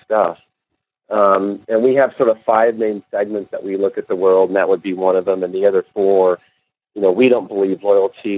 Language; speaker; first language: English; native; English